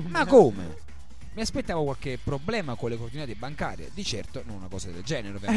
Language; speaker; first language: Italian; native; Italian